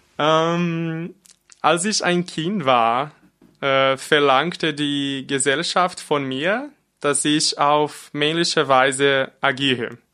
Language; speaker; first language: German; non-native, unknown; Portuguese